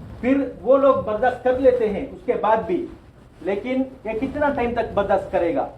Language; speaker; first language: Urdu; non-native, local second language; Tamil